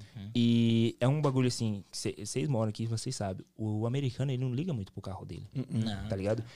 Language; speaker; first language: Portuguese; native; Portuguese